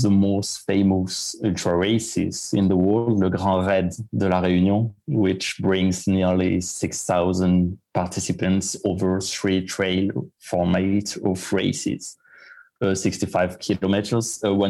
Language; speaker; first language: English; non-native, fluent; French